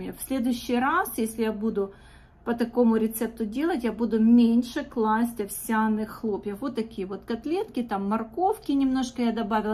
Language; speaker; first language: Russian; native; Russian